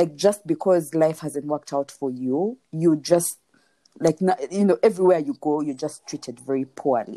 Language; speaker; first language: English; non-native, local second language; Nyankole